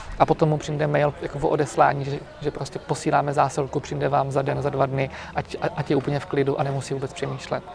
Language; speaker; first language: Czech; native; Czech